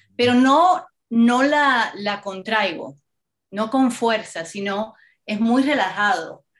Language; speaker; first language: Spanish; native; Spanish